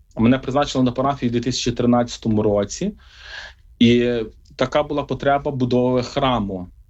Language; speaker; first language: Ukrainian; native; Ukrainian